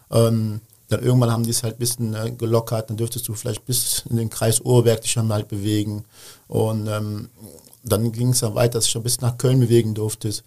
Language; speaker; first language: German; early bilingual, other home language; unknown